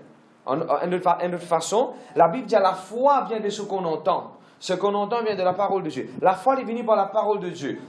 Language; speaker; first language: French; non-native, local second language; Morisyen